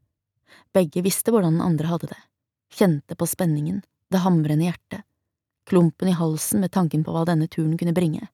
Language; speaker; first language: Norwegian; native; Norwegian